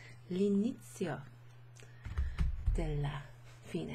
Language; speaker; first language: Italian; non-native, fluent; English